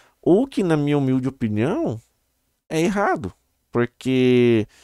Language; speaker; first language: Portuguese; native; Portuguese